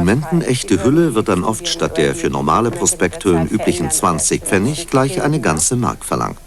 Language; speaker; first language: German; native; German